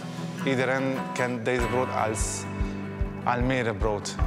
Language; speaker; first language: Dutch; early bilingual, other home language; Arabic